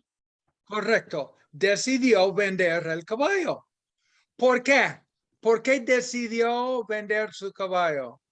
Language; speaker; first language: Spanish; non-native, fluent; English